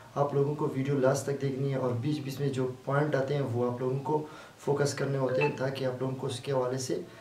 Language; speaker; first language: Urdu; non-native, local second language; Baluchi